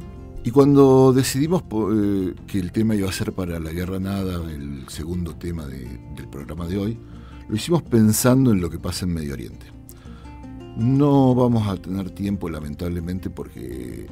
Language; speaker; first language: Spanish; native; Spanish